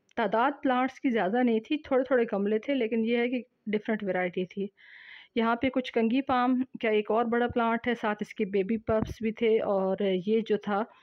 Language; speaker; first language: Urdu; native; Urdu